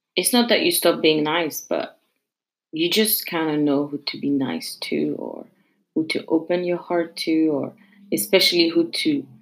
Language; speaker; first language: English; non-native, fluent; French